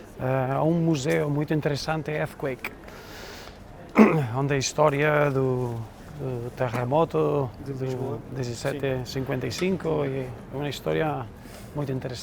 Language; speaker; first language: Portuguese; non-native, fluent; Spanish